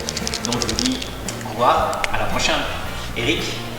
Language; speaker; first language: French; native; French